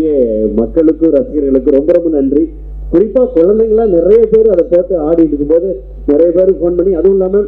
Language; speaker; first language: Tamil; non-native, fluent; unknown